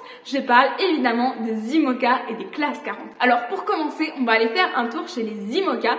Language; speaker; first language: French; native; French